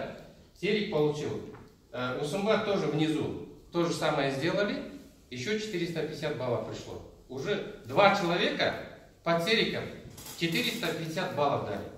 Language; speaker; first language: Russian; non-native, local second language; Kazakh